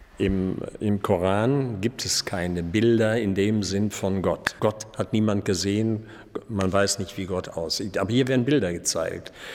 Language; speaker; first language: German; native; German